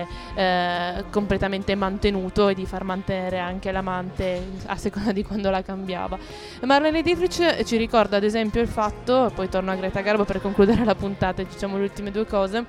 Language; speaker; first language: Italian; native; Italian